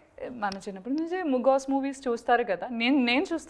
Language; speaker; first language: Telugu; non-native, learner; Malayalam